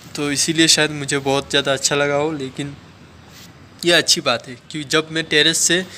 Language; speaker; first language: Hindi; non-native, local second language; Assamese